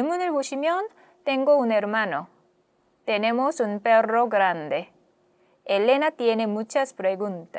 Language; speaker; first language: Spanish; non-native, fluent; Korean